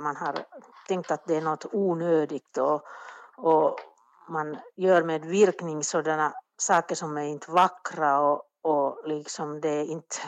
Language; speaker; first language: Swedish; non-native, local second language; Finnish